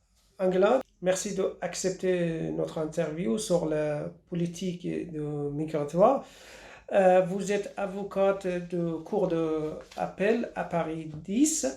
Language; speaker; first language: French; non-native, fluent; Persian